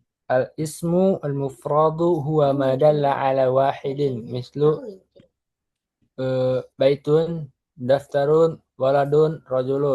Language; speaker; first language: Arabic; non-native, learner; Indonesian